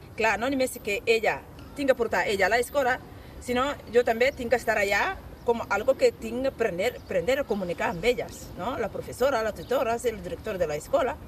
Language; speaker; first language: Catalan; non-native, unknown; Bambara